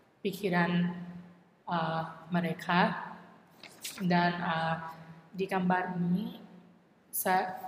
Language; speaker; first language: Indonesian; non-native, learner; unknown